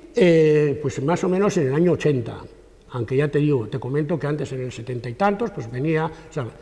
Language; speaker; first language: Spanish; native; Spanish